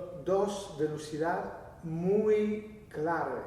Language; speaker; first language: Spanish; non-native, learner; Italian